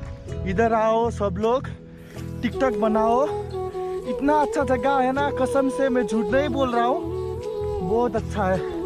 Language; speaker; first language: Hindi; non-native, learner; Nepali